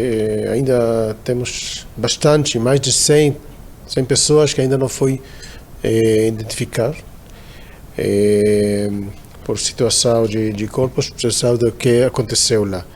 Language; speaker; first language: Portuguese; non-native, fluent; Hebrew